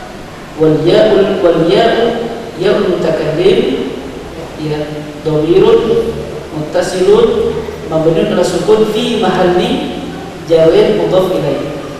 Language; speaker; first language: Arabic; non-native, fluent; Indonesian